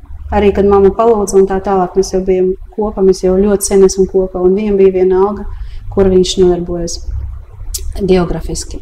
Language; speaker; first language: Latvian; early bilingual, heritage; Latvian